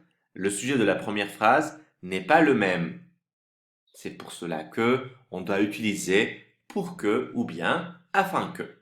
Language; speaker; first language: French; non-native, fluent; Turkish